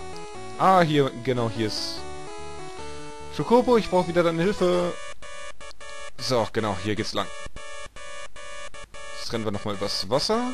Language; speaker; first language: German; native; German